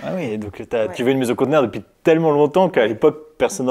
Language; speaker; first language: French; native; French